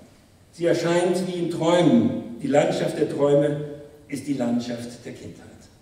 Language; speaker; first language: German; native; German